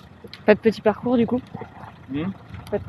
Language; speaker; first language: French; native; French